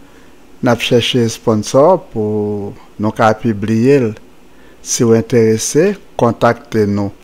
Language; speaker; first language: French; non-native, local second language; Haitian Creole